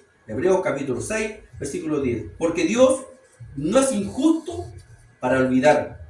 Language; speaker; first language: Spanish; native; Spanish